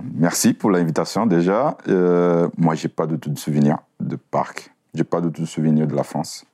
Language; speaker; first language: French; non-native, fluent; Portuguese